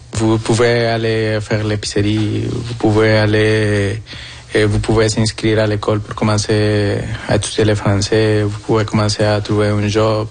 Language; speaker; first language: French; non-native, fluent; Spanish